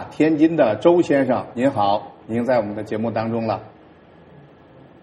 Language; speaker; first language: Chinese; native; Chinese